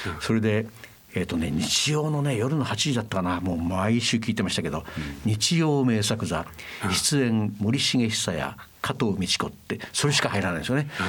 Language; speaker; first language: Japanese; native; Japanese